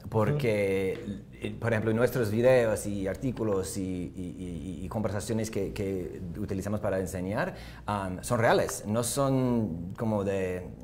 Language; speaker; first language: Spanish; non-native, fluent; English